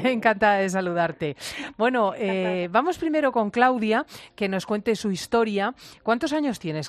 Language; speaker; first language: Spanish; native; Spanish